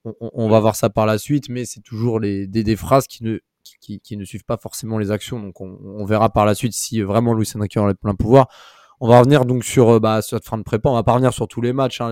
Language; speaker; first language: French; native; French